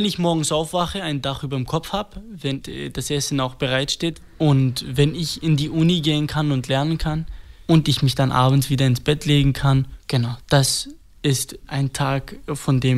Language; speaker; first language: German; non-native, fluent; Kurdish